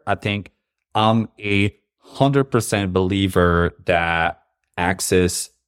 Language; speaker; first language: English; non-native, fluent; Arabic